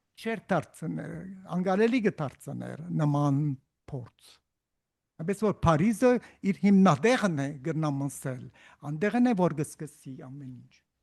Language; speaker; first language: Armenian; native; Armenian